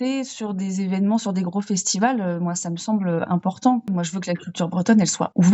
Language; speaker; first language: French; native; French